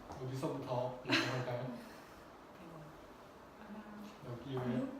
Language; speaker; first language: Korean; non-native, learner; Chinese